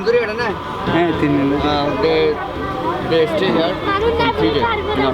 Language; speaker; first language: English; non-native, learner; Rohingya